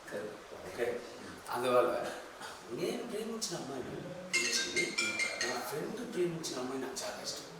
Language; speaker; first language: Telugu; non-native, learner; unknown